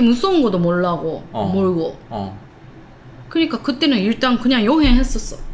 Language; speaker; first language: Korean; non-native, learner; Japanese